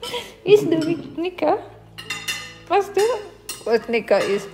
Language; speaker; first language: English; non-native, learner; Indonesian